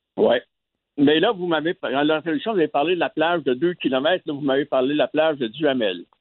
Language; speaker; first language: French; native; French